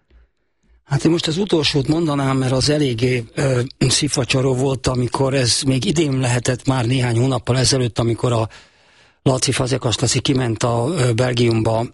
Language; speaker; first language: Hungarian; native; Hungarian